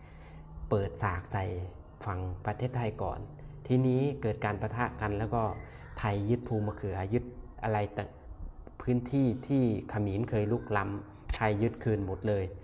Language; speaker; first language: Thai; non-native, local second language; Northeastern Thai